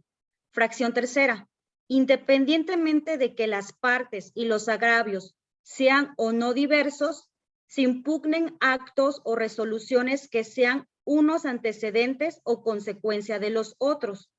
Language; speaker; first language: Spanish; native; Spanish